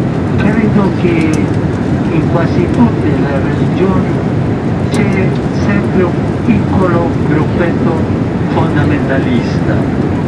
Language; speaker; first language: Italian; non-native, fluent; Spanish